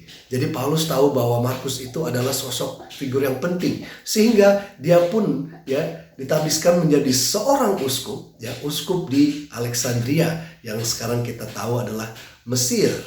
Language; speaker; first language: Indonesian; native; Indonesian